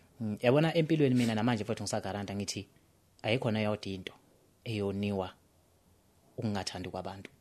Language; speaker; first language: Zulu; native; Zulu